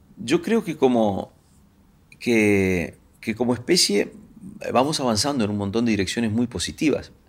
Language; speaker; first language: Spanish; native; Spanish